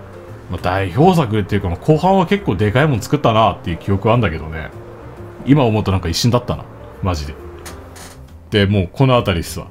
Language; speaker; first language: Japanese; native; Japanese